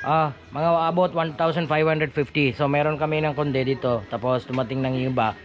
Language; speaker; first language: Filipino; non-native, learner; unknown